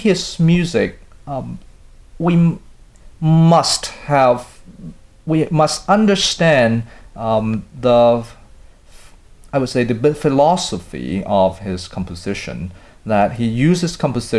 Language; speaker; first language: English; non-native, local second language; Cantonese